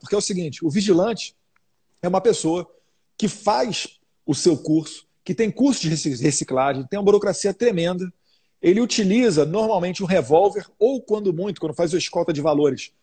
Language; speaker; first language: Portuguese; native; Portuguese